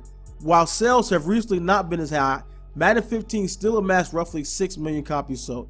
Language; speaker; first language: English; native; English